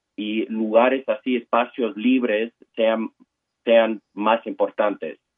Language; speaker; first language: Spanish; early bilingual, heritage; Spanish